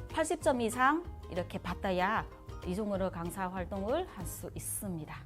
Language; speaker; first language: Korean; non-native, fluent; Vietnamese